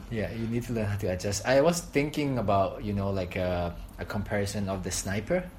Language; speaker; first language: English; non-native, fluent; Thai